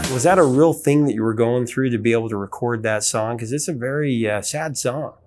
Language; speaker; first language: English; native; English